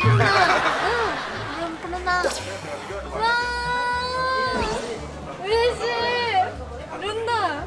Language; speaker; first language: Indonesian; non-native, learner; Japanese